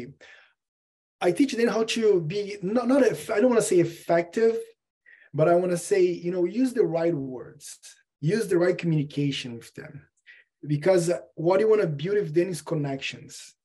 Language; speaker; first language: English; non-native, fluent; Portuguese